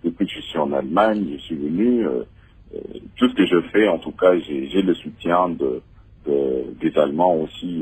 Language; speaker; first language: French; non-native, local second language; Lingala